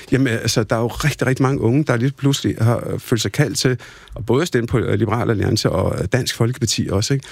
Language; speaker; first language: Danish; early bilingual, other home language; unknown